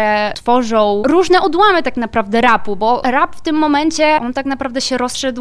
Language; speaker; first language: Polish; native; Polish